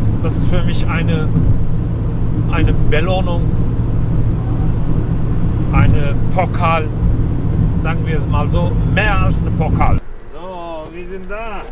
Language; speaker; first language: German; non-native, fluent; Turkish